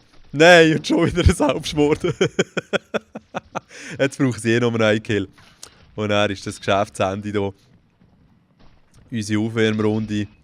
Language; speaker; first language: German; native; German